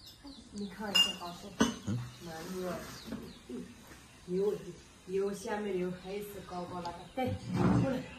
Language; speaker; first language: Chinese; non-native, learner; Nepali